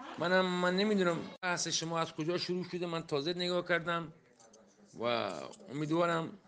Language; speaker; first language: Persian; non-native, local second language; Baluchi